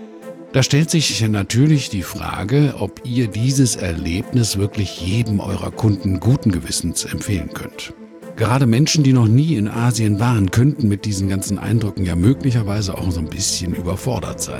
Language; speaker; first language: German; native; German